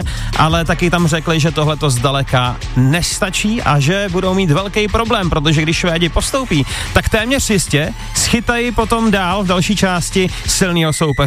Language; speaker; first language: Czech; native; Czech